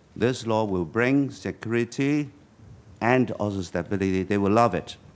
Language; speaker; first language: English; non-native, local second language; Chinese